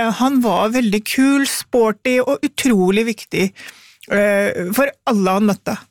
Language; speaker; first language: Norwegian; early bilingual, other home language; Urdu